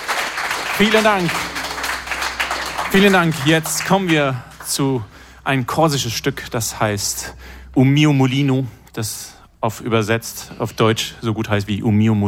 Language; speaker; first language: German; non-native, fluent; French